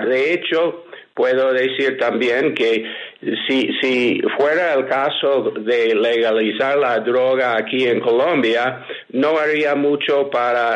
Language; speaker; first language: Spanish; non-native, fluent; English